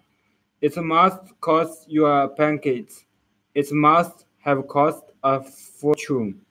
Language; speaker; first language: English; non-native, learner; Chinese